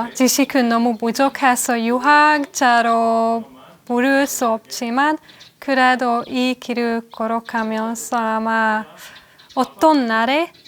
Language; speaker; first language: Korean; non-native, fluent; Hungarian